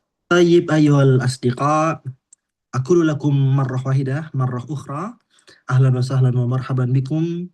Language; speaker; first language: Arabic; non-native, fluent; Indonesian